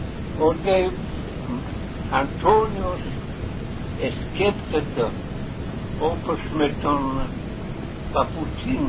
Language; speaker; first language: Greek; non-native, fluent; Russian